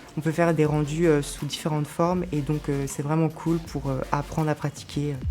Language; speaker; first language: French; native; French